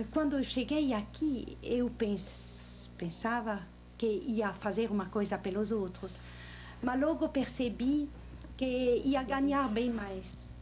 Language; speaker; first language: Portuguese; non-native, fluent; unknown